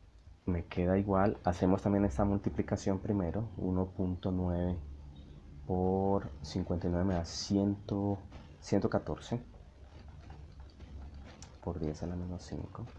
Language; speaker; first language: Spanish; native; Spanish